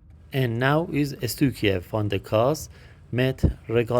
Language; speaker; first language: Dutch; non-native, learner; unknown